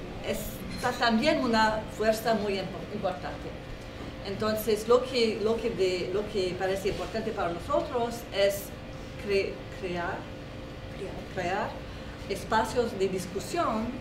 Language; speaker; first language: Spanish; non-native, fluent; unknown